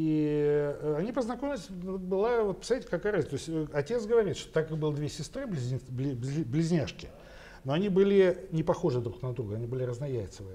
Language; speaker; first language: Russian; native; Russian